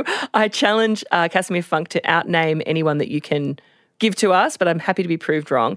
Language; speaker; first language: English; native; English